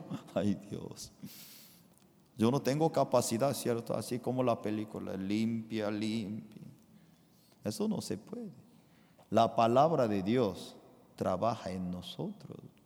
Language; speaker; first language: Spanish; non-native, fluent; Korean